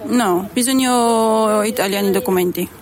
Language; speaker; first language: Italian; non-native, learner; Spanish